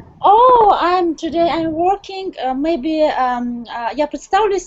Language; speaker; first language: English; non-native, learner; Russian